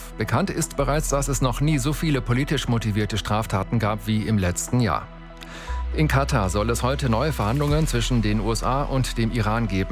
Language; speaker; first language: German; native; German